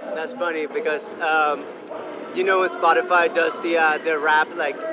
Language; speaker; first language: English; non-native, fluent; Spanish